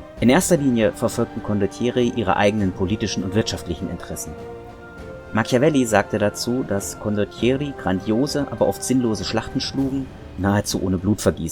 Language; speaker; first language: German; native; German